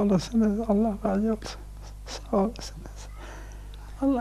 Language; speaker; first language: Turkish; non-native, local second language; Zaza